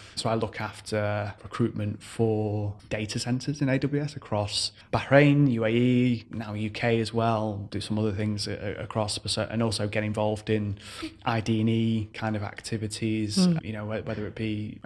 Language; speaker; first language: English; native; English